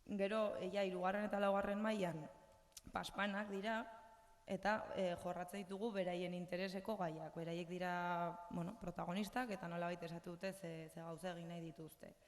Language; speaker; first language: Basque; non-native, local second language; Spanish